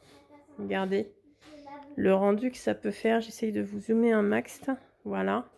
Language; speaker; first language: French; native; French